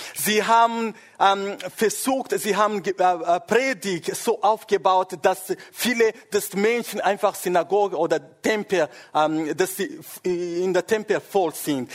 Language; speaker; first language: German; non-native, fluent; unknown